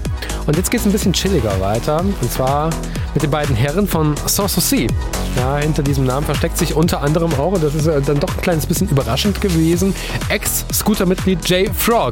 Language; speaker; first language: German; native; German